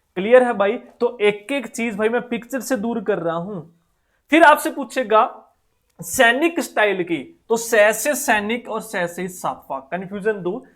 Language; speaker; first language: Hindi; native; Hindi